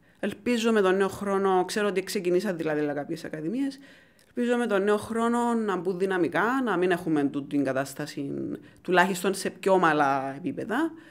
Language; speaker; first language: Greek; native; Greek